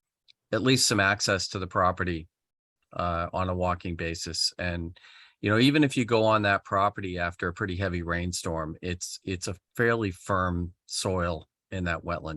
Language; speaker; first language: English; native; English